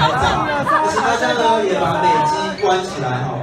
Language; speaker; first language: Chinese; native; Chinese